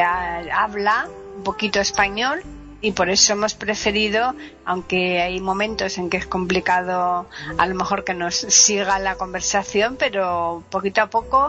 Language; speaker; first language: Spanish; native; Spanish